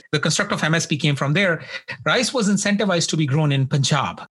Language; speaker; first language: English; non-native, local second language; Punjabi